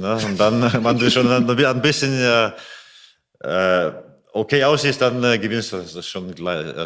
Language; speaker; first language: German; non-native, fluent; Latvian